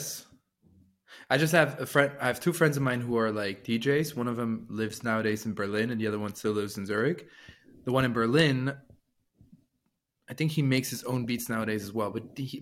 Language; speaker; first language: English; non-native, fluent; French